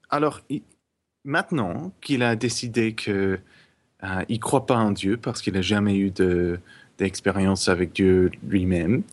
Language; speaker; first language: French; non-native, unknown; English